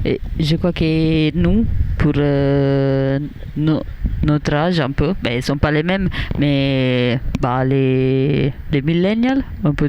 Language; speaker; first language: French; non-native, learner; Italian